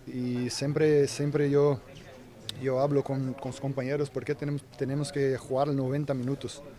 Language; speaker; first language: Spanish; non-native, fluent; Portuguese